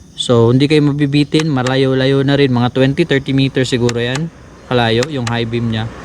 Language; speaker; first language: Filipino; non-native, local second language; Cebuano